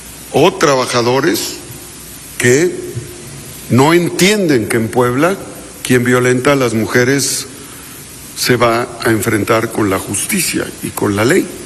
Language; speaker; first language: Spanish; native; Spanish